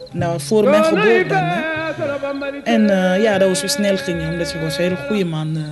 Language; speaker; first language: Dutch; non-native, fluent; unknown